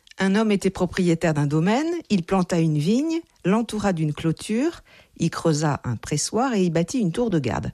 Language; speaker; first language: French; native; French